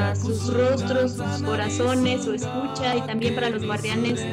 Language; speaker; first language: Spanish; native; Spanish